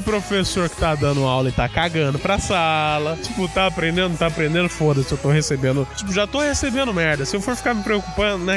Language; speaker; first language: Portuguese; native; Portuguese